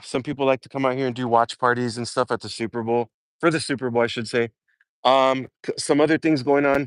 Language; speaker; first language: English; native; English